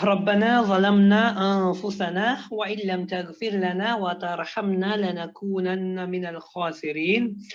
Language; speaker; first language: Arabic; non-native, fluent; Urdu